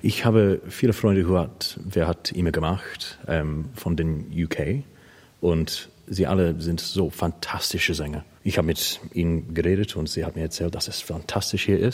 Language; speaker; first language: German; non-native, learner; English